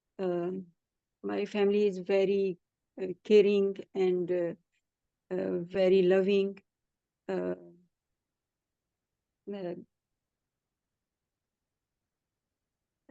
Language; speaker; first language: English; non-native, learner; Urdu